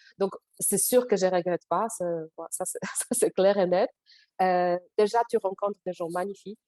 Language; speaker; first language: French; non-native, fluent; Polish